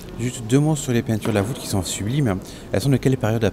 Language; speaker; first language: French; native; French